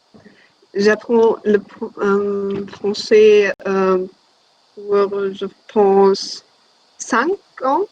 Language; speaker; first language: French; non-native, learner; German